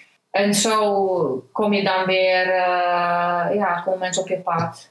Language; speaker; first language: Dutch; non-native, fluent; Romanian